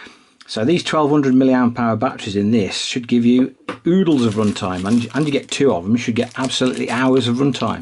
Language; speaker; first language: English; native; English